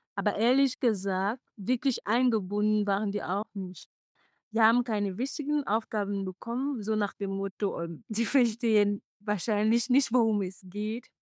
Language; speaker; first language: German; non-native, fluent; French